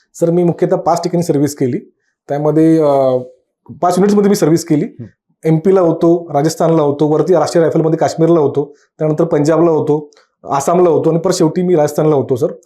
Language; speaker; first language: Marathi; native; Marathi